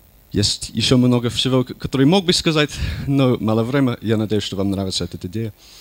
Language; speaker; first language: Russian; non-native, learner; English